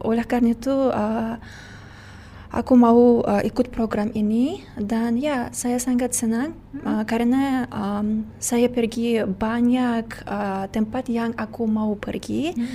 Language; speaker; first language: Indonesian; non-native, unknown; Uzbek